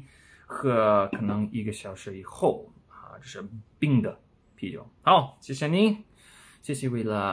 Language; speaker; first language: Chinese; non-native, learner; English